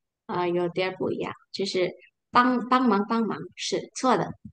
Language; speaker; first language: Chinese; non-native, fluent; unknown